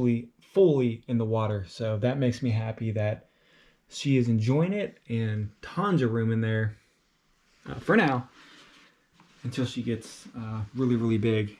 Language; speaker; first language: English; native; English